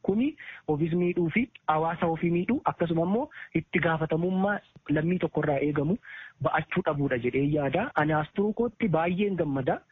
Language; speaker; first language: Oromo; native; Oromo